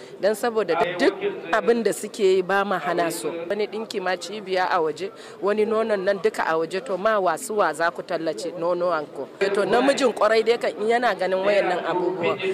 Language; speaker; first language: Hausa; non-native, local second language; Kanuri